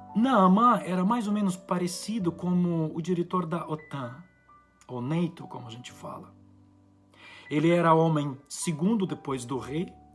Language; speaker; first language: Portuguese; non-native, fluent; Ukrainian